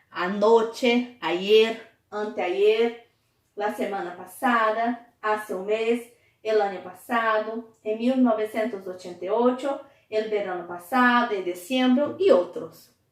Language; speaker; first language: Spanish; non-native, fluent; Portuguese